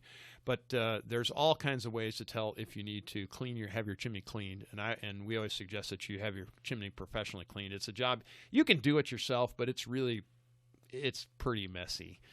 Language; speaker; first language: English; native; English